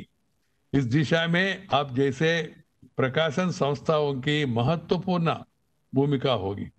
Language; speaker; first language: Hindi; non-native, local second language; Telugu